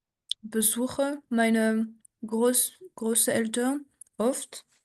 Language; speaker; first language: German; non-native, learner; French